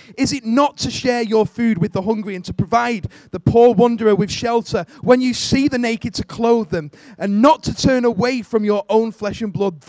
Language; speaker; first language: English; native; English